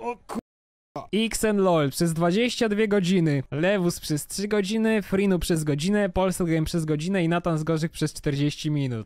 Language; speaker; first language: Polish; native; Polish